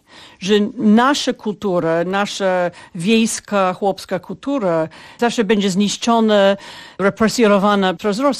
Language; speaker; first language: Polish; non-native, fluent; English